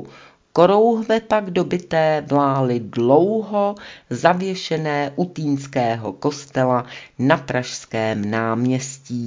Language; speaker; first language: Czech; native; Czech